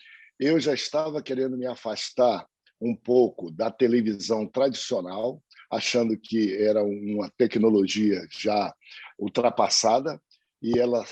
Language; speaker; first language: Portuguese; native; Portuguese